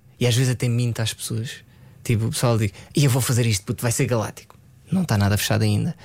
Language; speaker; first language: Portuguese; early bilingual, other home language; French